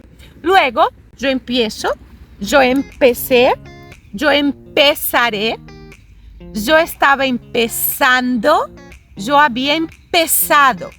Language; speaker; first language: Spanish; non-native, fluent; Portuguese